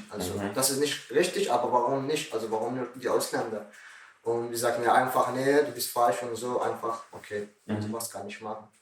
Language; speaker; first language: German; non-native, learner; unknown